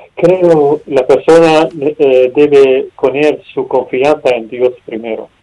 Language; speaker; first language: Spanish; non-native, learner; Arabic